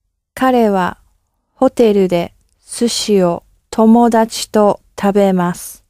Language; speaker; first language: Japanese; non-native, learner; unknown